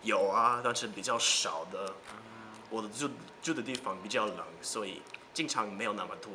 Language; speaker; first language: Chinese; non-native, learner; English